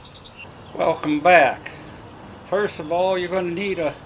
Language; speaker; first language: English; native; English